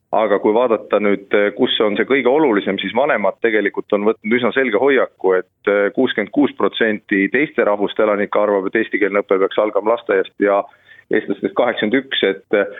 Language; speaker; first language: Estonian; native; Estonian